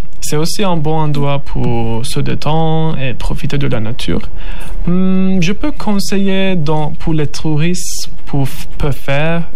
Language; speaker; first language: French; non-native, learner; Turkish